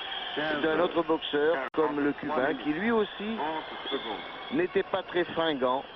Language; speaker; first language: French; native; French